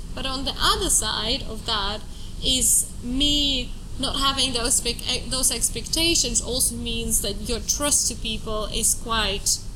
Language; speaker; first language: English; non-native, fluent; Russian